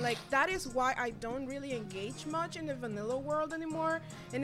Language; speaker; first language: English; non-native, fluent; Spanish